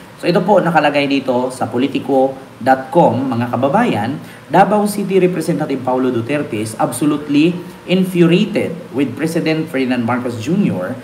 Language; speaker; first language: Filipino; non-native, local second language; Cebuano